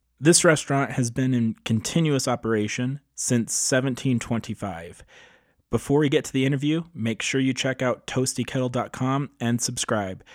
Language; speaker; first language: English; native; English